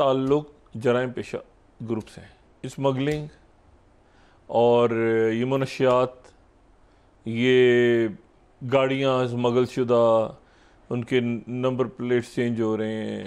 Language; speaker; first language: Urdu; native; Urdu